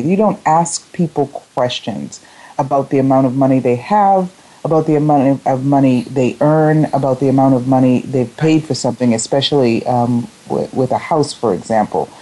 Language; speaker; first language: English; native; English